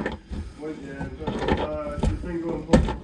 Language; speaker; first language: Spanish; non-native, learner; English